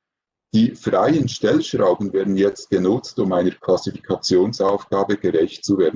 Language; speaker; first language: German; native; German